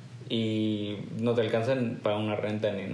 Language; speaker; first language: Spanish; native; Spanish